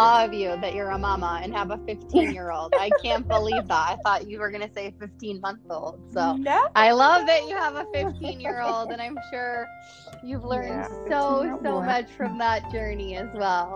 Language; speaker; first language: English; native; English